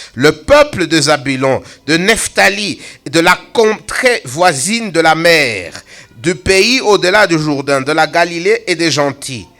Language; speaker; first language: French; non-native, local second language; Swahili